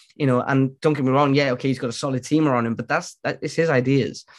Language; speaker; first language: English; native; English